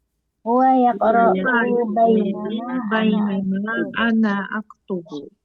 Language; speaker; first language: Arabic; non-native, learner; Indonesian